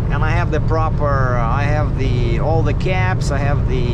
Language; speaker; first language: English; native; English